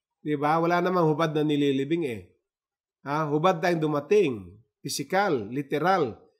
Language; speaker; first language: Filipino; native; Filipino